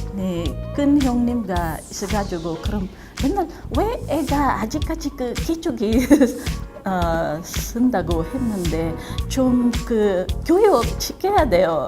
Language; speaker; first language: Korean; non-native, learner; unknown